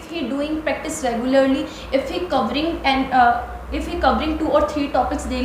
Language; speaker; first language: English; non-native, learner; Hindi